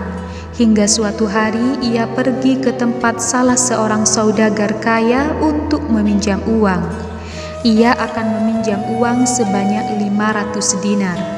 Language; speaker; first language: Indonesian; native; Indonesian